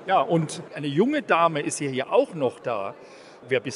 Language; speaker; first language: German; native; German